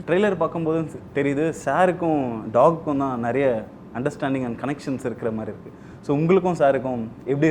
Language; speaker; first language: Tamil; native; Tamil